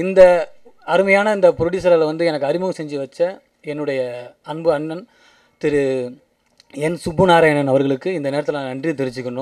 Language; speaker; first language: Tamil; native; Tamil